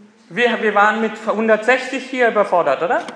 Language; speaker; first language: German; non-native, fluent; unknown